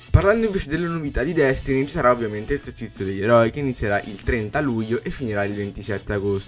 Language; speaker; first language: Italian; native; Italian